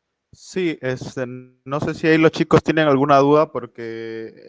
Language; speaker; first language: Spanish; native; Spanish